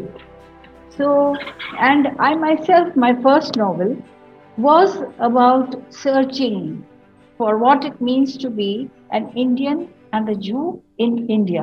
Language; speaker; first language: English; non-native, local second language; Marathi